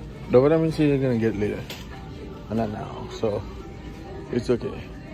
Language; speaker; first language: English; non-native, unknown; Haitian Creole